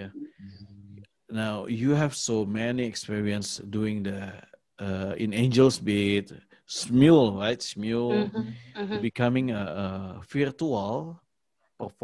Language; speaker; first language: English; non-native, learner; Indonesian